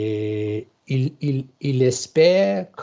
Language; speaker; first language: French; non-native, learner; English